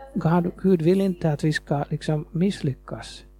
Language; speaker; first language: Swedish; non-native, fluent; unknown